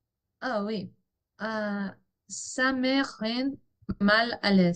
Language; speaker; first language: French; non-native, learner; Spanish